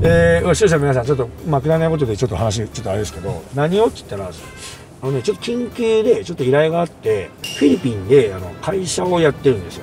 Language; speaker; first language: Japanese; native; Japanese